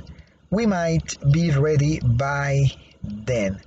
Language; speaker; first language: English; non-native, fluent; Spanish